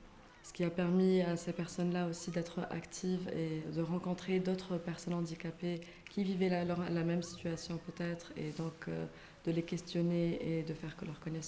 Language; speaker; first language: French; non-native, local second language; Arabic